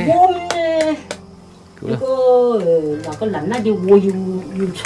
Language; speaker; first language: Chinese; native; Chinese